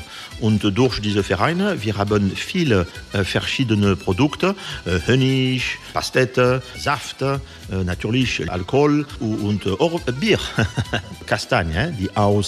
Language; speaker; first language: German; non-native, learner; French